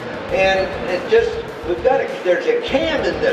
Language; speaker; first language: English; native; English